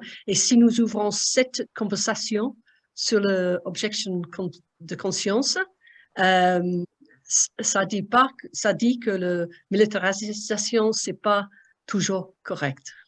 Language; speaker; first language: French; non-native, learner; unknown